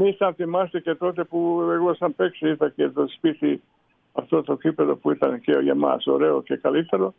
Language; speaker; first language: Greek; non-native, fluent; Serbian